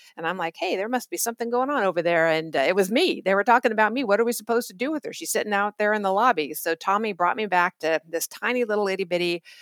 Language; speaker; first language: English; native; English